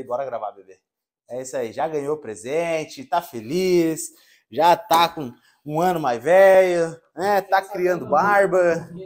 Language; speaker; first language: Portuguese; native; Portuguese